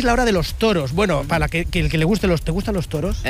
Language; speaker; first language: Spanish; native; Spanish